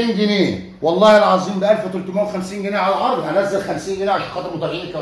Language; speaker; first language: Arabic; native; Arabic